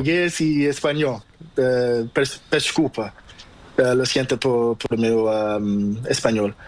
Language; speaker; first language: Spanish; non-native, learner; Portuguese